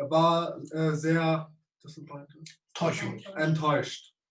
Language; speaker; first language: German; native; German